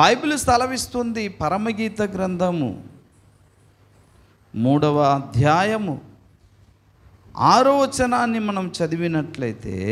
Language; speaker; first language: Telugu; native; Telugu